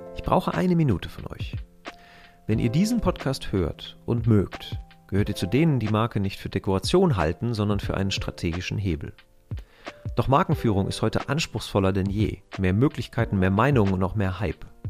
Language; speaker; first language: German; native; German